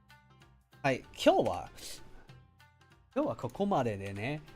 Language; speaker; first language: Japanese; non-native, learner; English